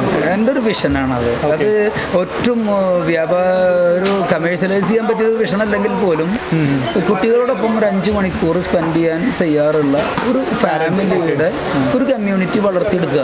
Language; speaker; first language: Malayalam; native; Malayalam